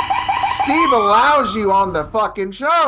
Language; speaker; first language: English; native; English